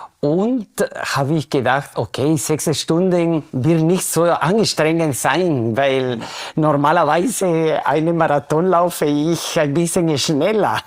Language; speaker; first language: German; non-native, fluent; Spanish